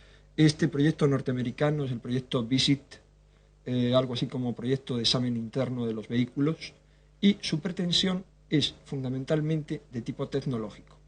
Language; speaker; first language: Spanish; native; Spanish